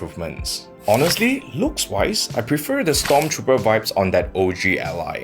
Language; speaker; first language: English; native; English